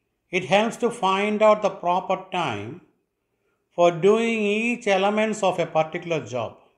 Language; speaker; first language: English; non-native, local second language; Malayalam